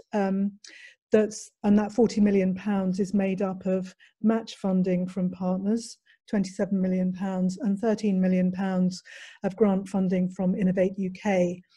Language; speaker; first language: English; native; English